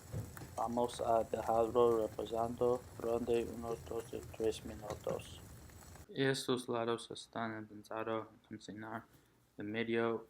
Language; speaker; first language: Spanish; non-native, learner; English